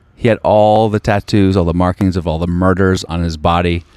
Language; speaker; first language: English; native; English